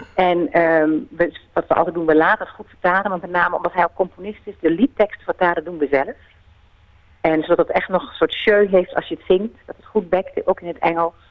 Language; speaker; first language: Dutch; native; Dutch